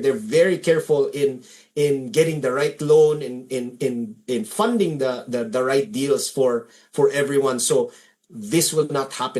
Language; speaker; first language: English; non-native, local second language; Filipino